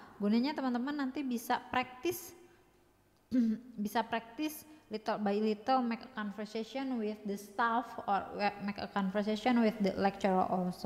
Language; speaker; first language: English; non-native, learner; Indonesian